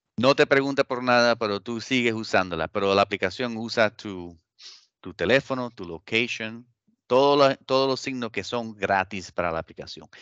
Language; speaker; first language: Spanish; early bilingual, heritage; Spanish